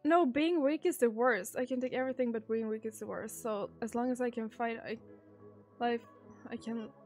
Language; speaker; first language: English; non-native, fluent; Swedish